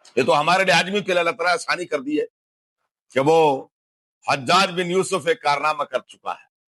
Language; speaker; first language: Urdu; non-native, local second language; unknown